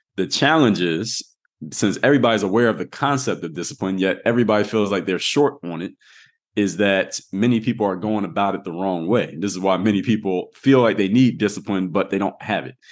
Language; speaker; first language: English; native; English